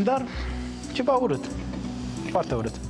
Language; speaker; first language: Romanian; non-native, learner; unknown